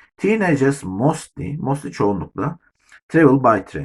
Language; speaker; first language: English; non-native, fluent; Turkish